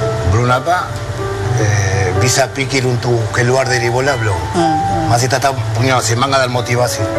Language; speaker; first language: Indonesian; non-native, fluent; Spanish